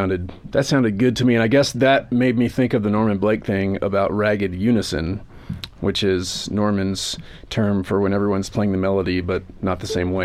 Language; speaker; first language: English; native; English